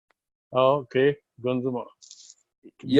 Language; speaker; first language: English; non-native, learner; Arabic